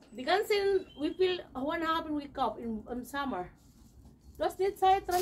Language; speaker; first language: German; non-native, learner; Filipino